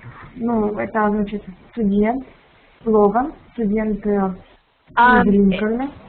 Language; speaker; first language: Russian; native; Russian